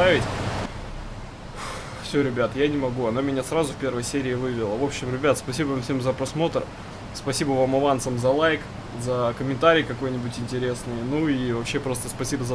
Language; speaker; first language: Russian; native; Russian